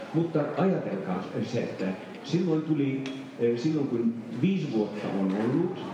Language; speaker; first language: Finnish; non-native, fluent; Hungarian